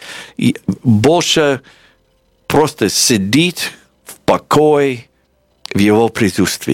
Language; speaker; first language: Russian; non-native, fluent; English